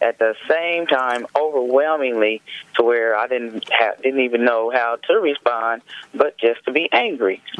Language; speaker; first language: English; native; English